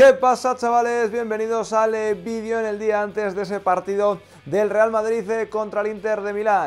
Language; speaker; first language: Spanish; native; Spanish